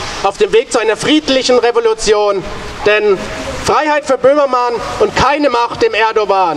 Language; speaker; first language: German; native; German